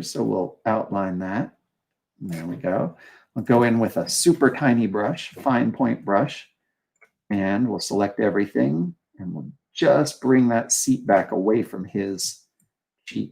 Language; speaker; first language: English; native; English